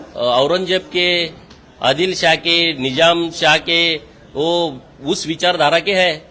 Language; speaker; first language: Hindi; non-native, local second language; Marathi